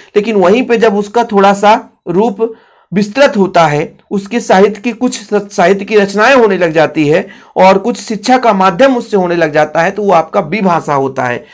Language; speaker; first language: Hindi; native; Hindi